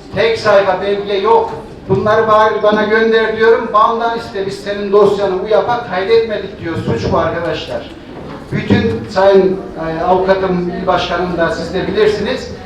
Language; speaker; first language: Turkish; native; Turkish